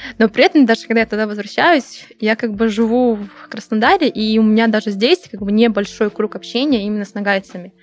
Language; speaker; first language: Russian; non-native, local second language; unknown